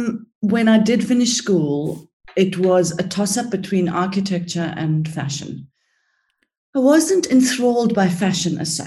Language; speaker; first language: English; early bilingual, other home language; Greek